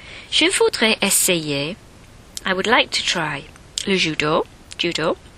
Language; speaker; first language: English; native; English